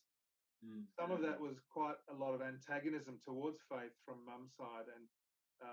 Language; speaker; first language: English; native; English